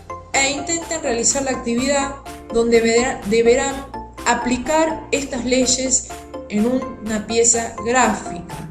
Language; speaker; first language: Spanish; native; Spanish